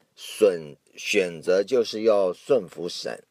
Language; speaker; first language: Chinese; non-native, fluent; English